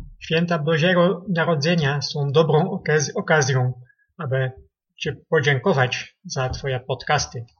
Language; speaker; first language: Polish; non-native, learner; Dutch